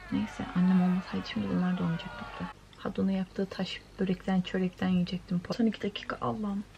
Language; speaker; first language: Turkish; native; Turkish